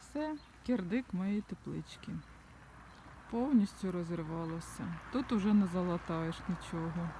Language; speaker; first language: Ukrainian; non-native, local second language; Russian